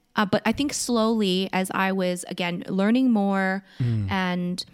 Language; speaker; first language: English; early bilingual, other home language; Korean